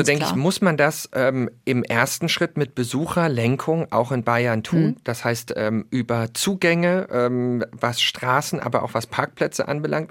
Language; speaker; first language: German; native; German